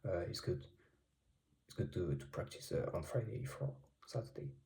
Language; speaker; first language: English; non-native, fluent; French